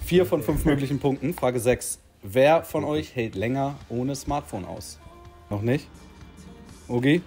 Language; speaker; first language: German; native; German